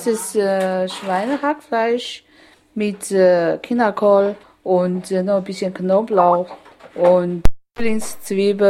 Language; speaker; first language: German; non-native, learner; Chinese